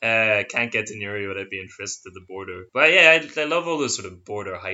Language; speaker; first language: English; native; English